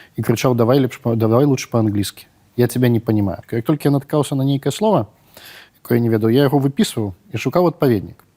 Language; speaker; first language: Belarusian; non-native, local second language; Russian